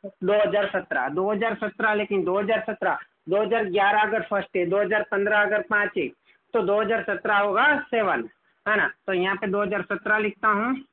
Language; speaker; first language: Hindi; non-native, local second language; Gujarati